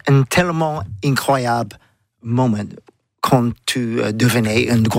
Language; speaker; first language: French; non-native, learner; English